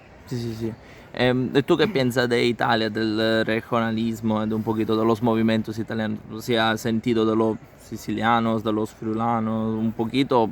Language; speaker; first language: Spanish; non-native, learner; Italian